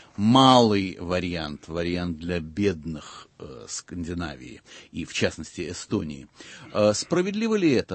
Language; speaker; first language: Russian; native; Russian